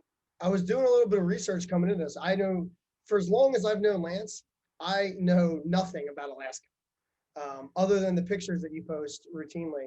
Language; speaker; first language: English; native; English